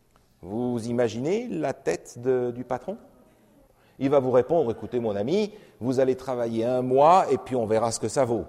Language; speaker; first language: French; native; French